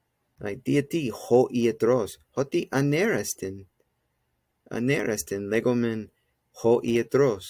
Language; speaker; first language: Greek; non-native, fluent; English